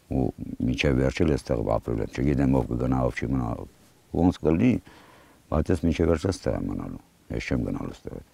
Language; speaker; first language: Armenian; native; Armenian